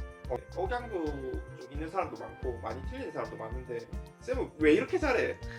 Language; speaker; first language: Korean; native; Korean